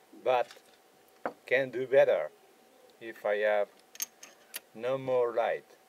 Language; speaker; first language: English; non-native, learner; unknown